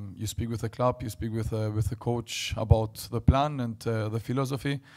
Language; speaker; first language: English; non-native, fluent; Albanian